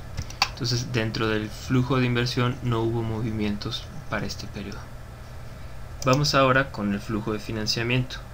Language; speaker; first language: Spanish; native; Spanish